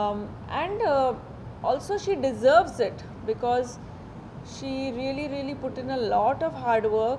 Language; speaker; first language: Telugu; non-native, learner; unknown